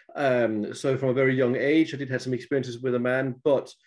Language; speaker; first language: English; non-native, fluent; Danish